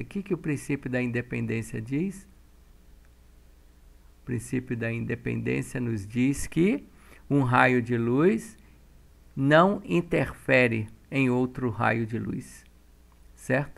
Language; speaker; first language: Portuguese; native; Portuguese